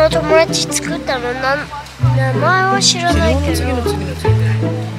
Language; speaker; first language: Japanese; early bilingual, heritage; Japanese